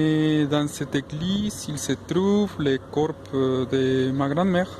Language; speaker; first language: French; non-native, fluent; Spanish